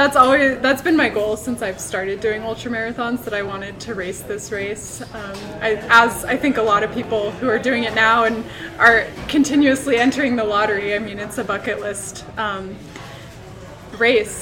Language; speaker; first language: English; native; English